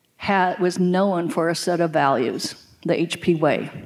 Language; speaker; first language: English; native; English